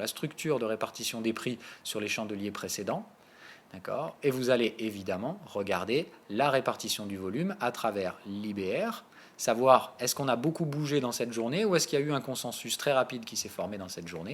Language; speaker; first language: French; native; French